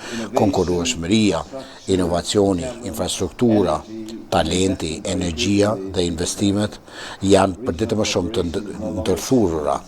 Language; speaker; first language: Albanian; native; Albanian